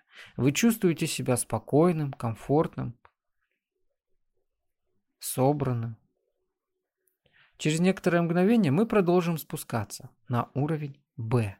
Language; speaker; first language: Russian; native; Russian